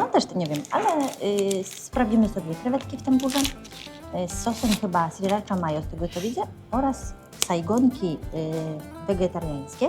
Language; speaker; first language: Polish; native; Polish